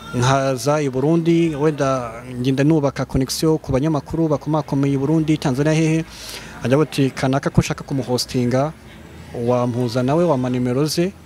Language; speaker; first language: Kinyarwanda; early bilingual, heritage; Kinyarwanda